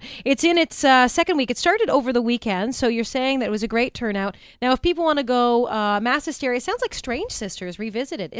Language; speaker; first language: English; native; English